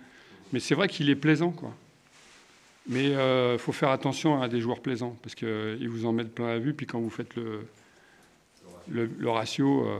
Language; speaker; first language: French; native; French